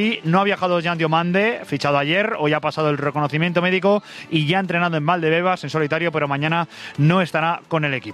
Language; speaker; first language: Spanish; native; Spanish